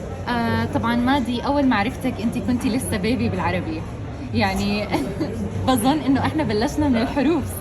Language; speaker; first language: Arabic; native; Arabic